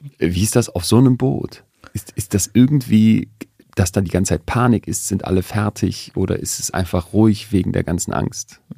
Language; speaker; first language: German; native; German